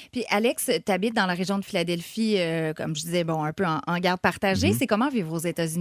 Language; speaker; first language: French; native; French